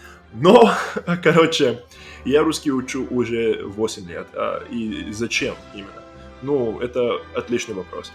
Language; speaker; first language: Russian; non-native, fluent; English